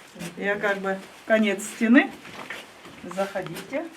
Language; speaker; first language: Russian; native; Russian